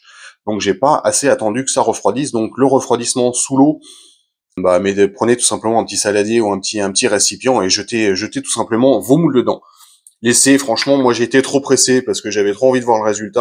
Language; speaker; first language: French; native; French